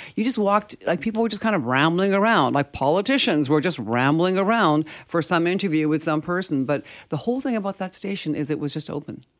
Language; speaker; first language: English; early bilingual, other home language; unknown